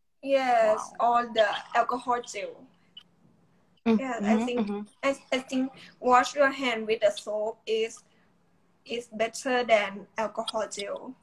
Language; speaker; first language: English; non-native, learner; Thai